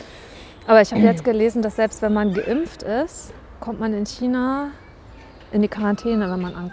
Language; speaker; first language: German; native; German